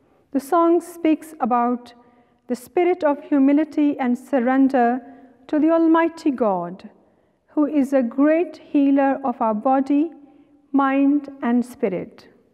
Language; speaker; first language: English; non-native, local second language; Punjabi